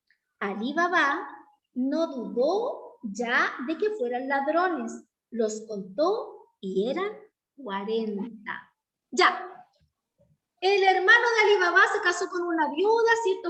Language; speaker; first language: Spanish; native; Spanish